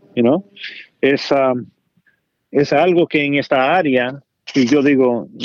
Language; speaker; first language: Spanish; early bilingual, heritage; Spanish